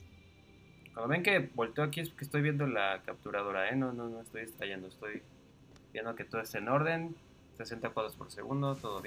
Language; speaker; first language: Spanish; native; Spanish